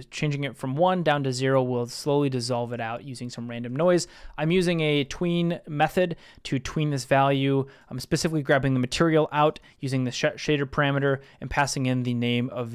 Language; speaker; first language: English; native; English